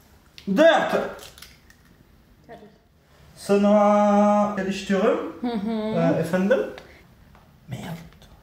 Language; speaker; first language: Turkish; non-native, learner; French